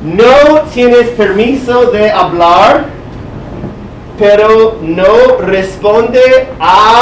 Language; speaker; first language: Spanish; non-native, fluent; English